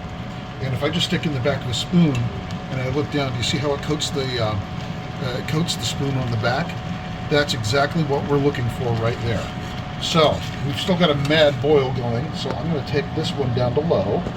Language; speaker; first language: English; native; English